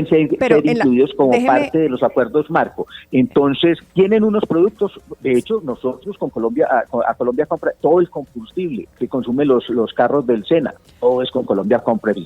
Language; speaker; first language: Spanish; native; Spanish